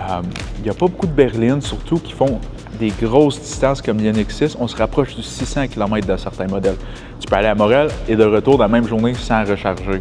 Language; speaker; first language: French; native; French